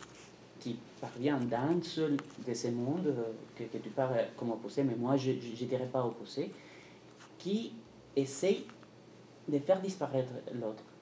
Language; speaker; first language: French; non-native, fluent; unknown